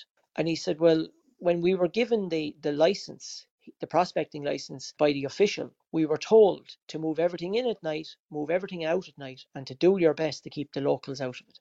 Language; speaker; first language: English; native; English